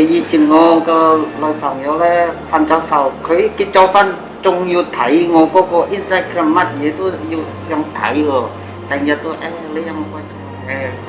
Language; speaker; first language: Cantonese; non-native, fluent; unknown